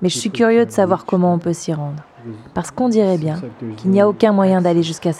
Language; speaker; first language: French; native; French